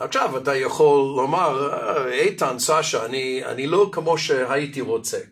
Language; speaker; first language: Hebrew; non-native, fluent; Russian